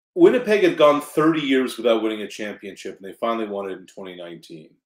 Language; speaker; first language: English; native; English